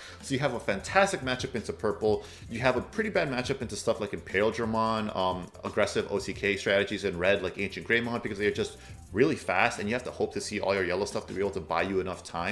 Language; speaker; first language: English; native; English